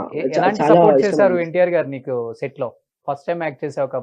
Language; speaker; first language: Telugu; native; Telugu